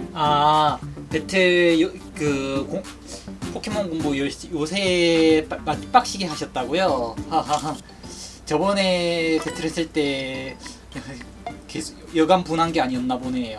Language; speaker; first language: Korean; native; Korean